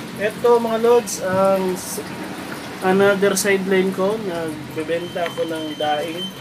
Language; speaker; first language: Filipino; non-native, local second language; Cebuano